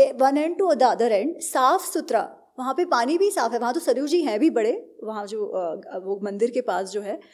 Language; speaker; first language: Hindi; non-native, local second language; Gujarati